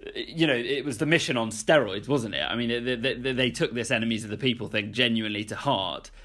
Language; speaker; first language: English; native; English